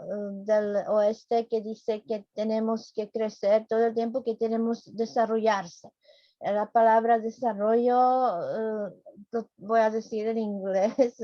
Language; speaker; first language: Spanish; non-native, fluent; Czech